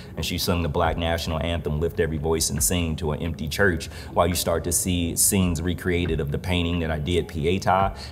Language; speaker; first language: English; native; English